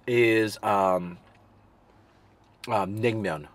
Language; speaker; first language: English; native; English